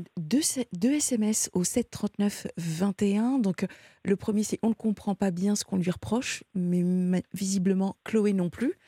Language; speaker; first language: French; native; French